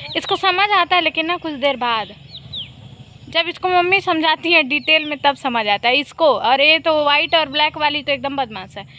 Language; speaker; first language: Hindi; native; Hindi